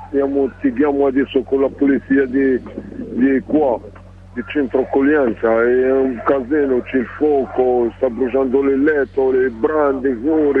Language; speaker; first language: Italian; non-native, learner; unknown